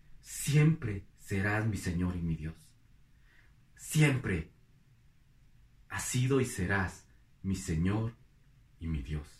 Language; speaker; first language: Spanish; native; Spanish